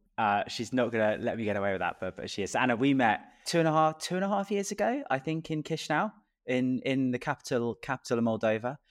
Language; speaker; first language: English; native; English